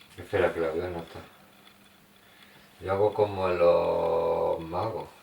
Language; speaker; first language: Spanish; early bilingual, heritage; Spanish